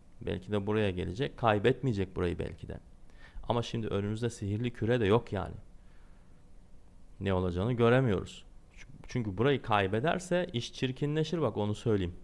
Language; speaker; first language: Turkish; native; Turkish